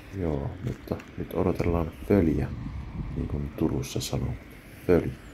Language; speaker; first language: Finnish; native; Finnish